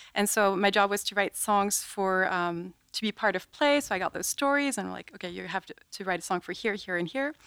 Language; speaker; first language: English; non-native, fluent; French